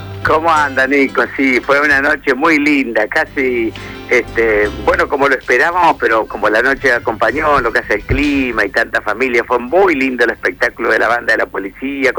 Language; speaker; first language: Spanish; native; Spanish